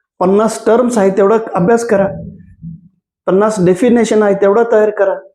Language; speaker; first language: Marathi; non-native, local second language; Kannada